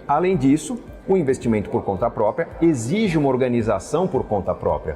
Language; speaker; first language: Portuguese; native; Portuguese